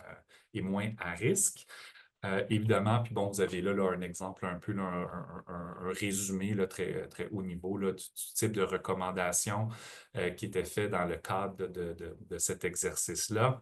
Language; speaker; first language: French; native; French